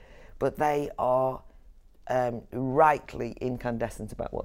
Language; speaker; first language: English; native; English